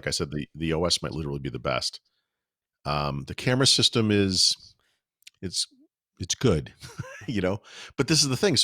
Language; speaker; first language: English; native; English